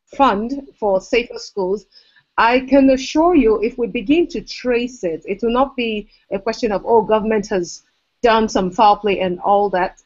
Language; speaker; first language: English; non-native, local second language; Igbo